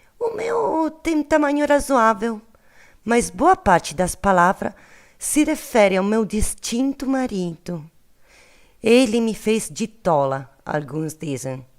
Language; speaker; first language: Portuguese; non-native, learner; Italian